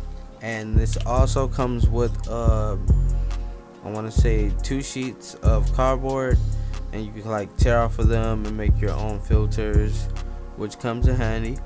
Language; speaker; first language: English; native; English